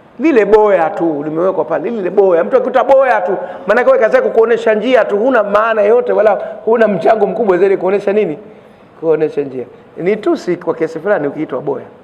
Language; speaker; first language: Swahili; native; Swahili